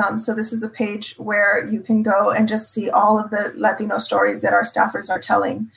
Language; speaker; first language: English; native; English